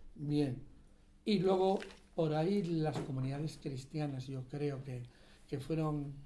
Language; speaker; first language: Spanish; native; Spanish